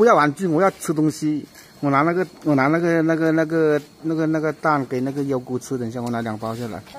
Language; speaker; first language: Chinese; native; Chinese